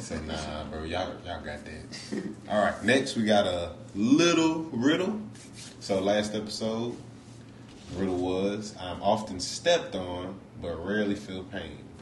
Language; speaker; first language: English; native; English